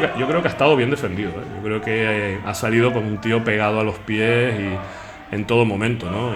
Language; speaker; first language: Spanish; native; Spanish